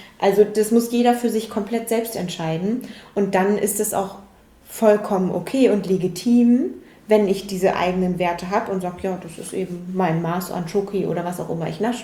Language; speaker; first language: German; native; German